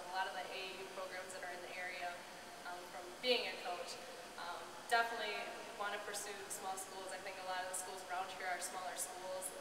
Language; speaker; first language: English; native; English